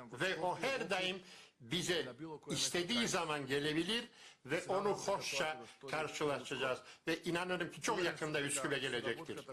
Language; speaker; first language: Turkish; non-native, learner; Macedonian